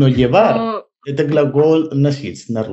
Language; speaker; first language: Russian; non-native, learner; Spanish